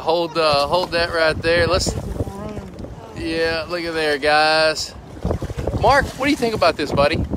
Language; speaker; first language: English; native; English